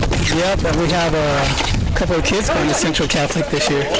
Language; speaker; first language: English; native; English